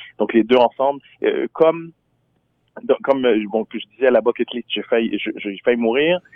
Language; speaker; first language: French; native; French